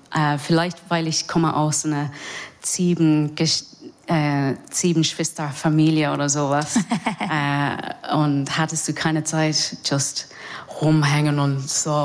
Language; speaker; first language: German; non-native, fluent; English